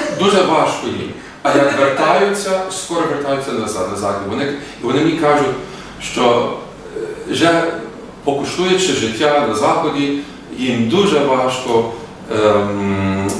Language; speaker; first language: Ukrainian; early bilingual, heritage; Ukrainian